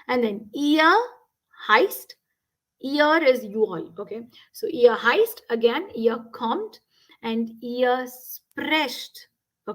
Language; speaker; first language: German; non-native, fluent; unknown